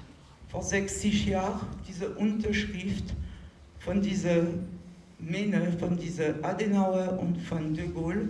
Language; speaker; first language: German; non-native, fluent; French